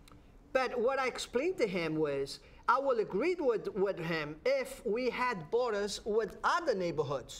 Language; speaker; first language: English; non-native, fluent; Portuguese